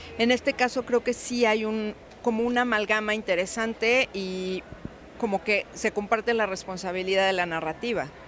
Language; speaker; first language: Spanish; native; Spanish